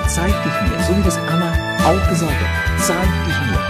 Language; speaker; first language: German; native; German